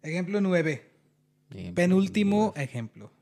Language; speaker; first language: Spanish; non-native, learner; Hindi